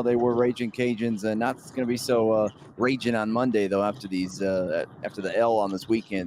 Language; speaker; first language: English; native; English